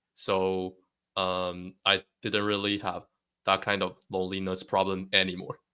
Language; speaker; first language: English; non-native, fluent; Chinese